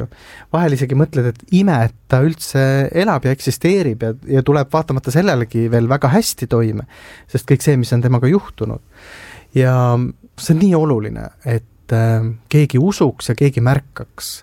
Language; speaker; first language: Estonian; native; Estonian